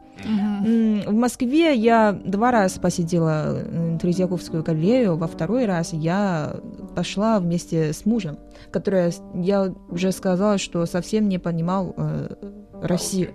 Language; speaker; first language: Russian; non-native, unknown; Chinese